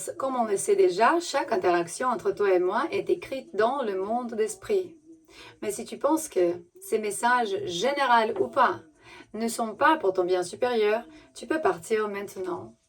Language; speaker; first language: French; non-native, fluent; Romanian